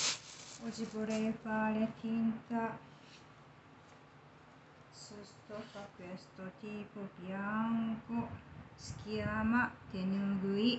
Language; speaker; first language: Italian; non-native, learner; Japanese